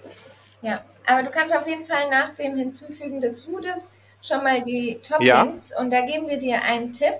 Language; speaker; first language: German; native; German